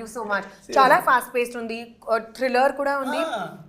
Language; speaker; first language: Telugu; non-native, local second language; Hindi